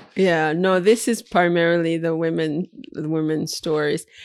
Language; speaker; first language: English; early bilingual, other home language; Haitian Creole